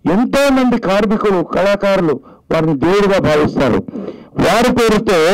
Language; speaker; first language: Telugu; native; Telugu